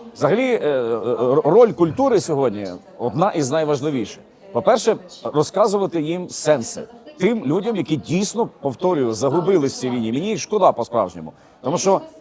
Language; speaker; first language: Ukrainian; native; Ukrainian